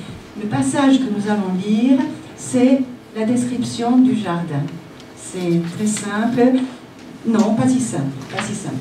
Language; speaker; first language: French; native; French